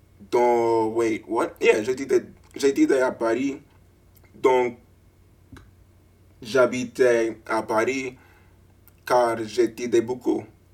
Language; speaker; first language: French; non-native, learner; English